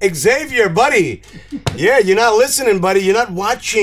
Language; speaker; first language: English; early bilingual, other home language; Spanish